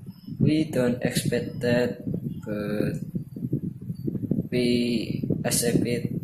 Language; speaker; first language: English; non-native, learner; Indonesian